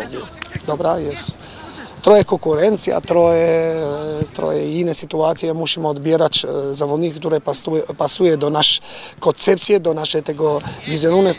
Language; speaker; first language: Polish; non-native, fluent; Albanian